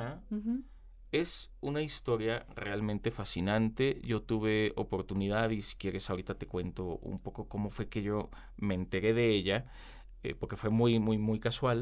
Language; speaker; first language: Spanish; native; Spanish